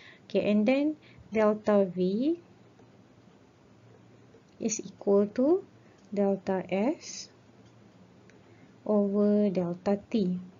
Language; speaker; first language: English; non-native, local second language; Malay